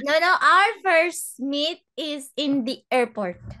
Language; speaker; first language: English; non-native, learner; Cebuano